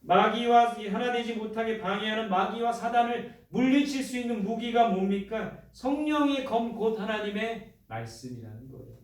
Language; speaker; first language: Korean; native; Korean